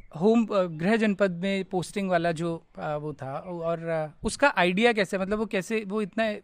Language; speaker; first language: Hindi; native; Hindi